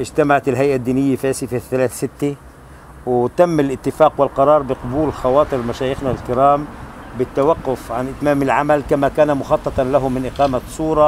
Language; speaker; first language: Arabic; native; Arabic